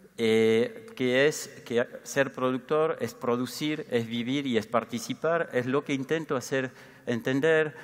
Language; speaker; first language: Spanish; non-native, fluent; French